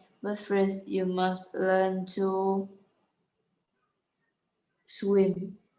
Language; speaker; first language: English; non-native, learner; Vietnamese